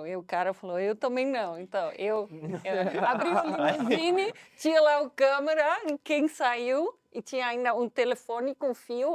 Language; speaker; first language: Portuguese; non-native, fluent; Dutch